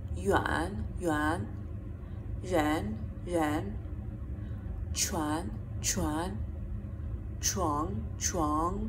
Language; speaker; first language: Chinese; non-native, fluent; Persian